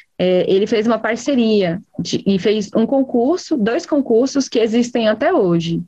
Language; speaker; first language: Portuguese; native; Portuguese